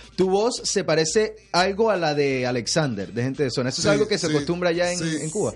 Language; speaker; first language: Spanish; native; Spanish